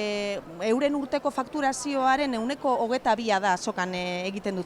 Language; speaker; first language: Basque; native; Basque